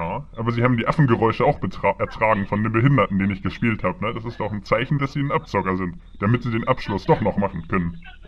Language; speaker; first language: German; native; German